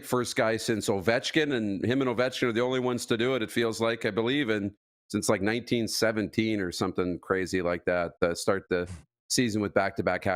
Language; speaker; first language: English; native; English